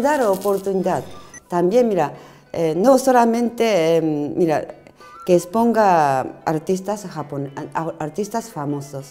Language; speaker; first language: Spanish; non-native, learner; Japanese